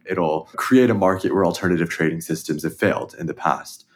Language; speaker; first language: English; native; English